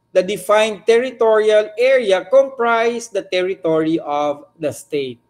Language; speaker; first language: English; non-native, local second language; Filipino